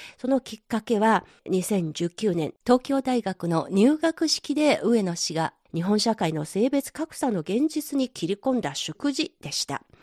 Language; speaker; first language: Japanese; non-native, fluent; Chinese